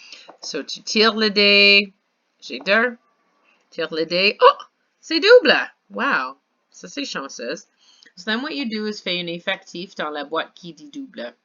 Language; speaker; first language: French; non-native, fluent; English